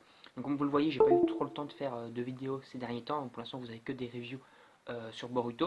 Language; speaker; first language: French; native; French